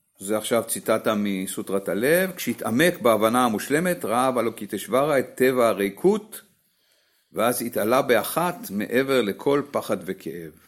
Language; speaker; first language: Hebrew; native; Hebrew